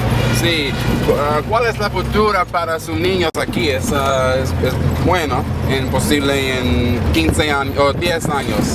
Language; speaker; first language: Spanish; non-native, learner; English